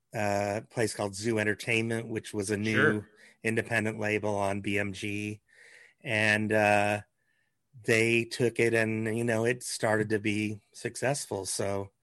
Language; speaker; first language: English; native; English